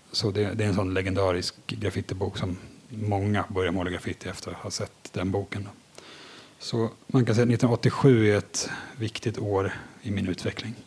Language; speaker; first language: Swedish; native; Swedish